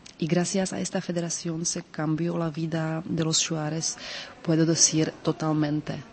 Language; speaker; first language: Spanish; non-native, fluent; Czech